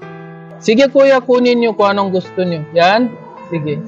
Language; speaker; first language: Filipino; non-native, learner; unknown